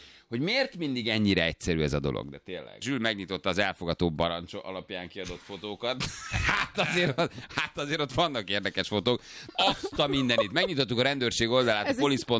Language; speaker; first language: Hungarian; native; Hungarian